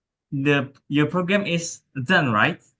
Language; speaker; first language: English; non-native, learner; Indonesian